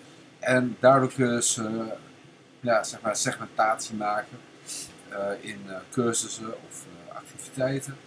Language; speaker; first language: Dutch; native; Dutch